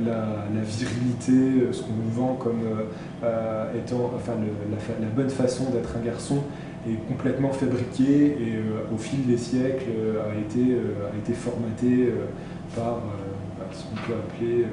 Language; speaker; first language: French; native; French